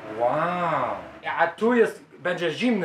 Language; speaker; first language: Polish; non-native, learner; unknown